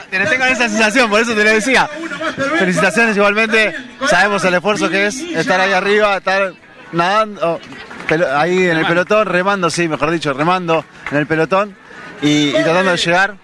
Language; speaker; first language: Spanish; native; Spanish